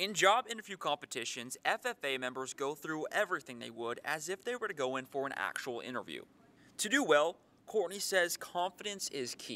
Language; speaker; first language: English; native; English